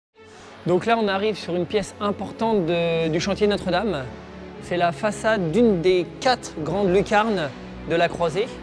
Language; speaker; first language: French; native; French